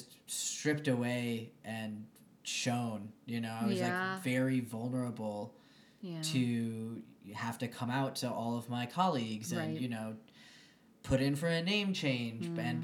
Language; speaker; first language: English; native; English